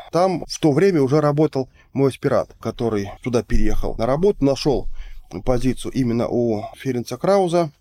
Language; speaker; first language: Russian; native; Russian